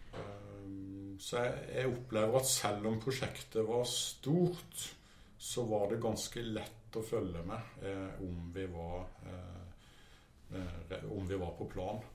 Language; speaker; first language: Norwegian; native; Norwegian